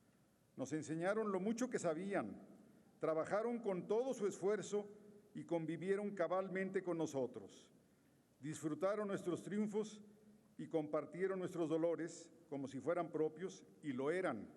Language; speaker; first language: Spanish; native; Spanish